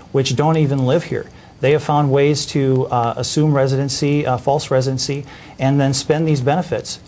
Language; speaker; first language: English; native; English